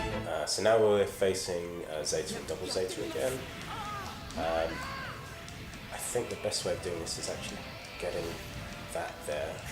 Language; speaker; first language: English; native; English